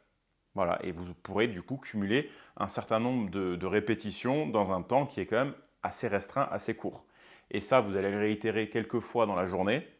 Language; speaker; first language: French; native; French